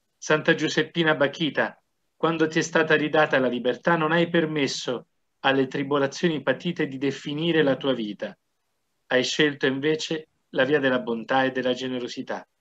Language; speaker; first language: Italian; native; Italian